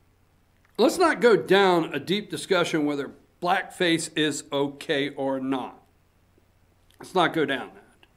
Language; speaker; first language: English; native; English